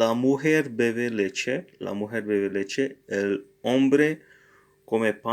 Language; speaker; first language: Spanish; non-native, learner; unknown